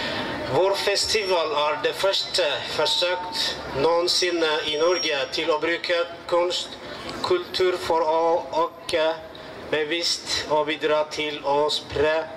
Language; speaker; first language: Norwegian; non-native, learner; Amharic